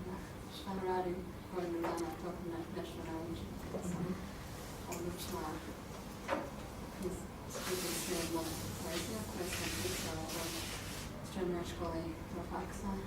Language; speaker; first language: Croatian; non-native, learner; English